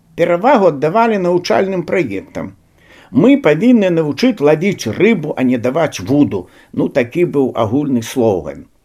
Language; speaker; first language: Belarusian; native; Belarusian